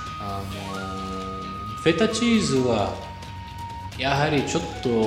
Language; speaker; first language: Japanese; non-native, fluent; Bulgarian